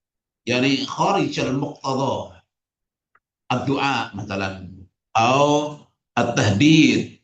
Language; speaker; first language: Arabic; non-native, fluent; Indonesian